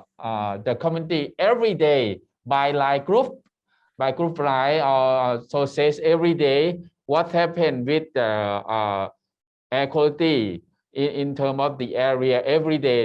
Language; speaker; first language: English; non-native, learner; Thai